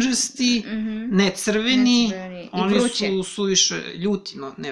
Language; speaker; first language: Serbian; native; Serbian